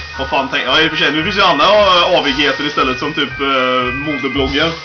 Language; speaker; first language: Swedish; native; Swedish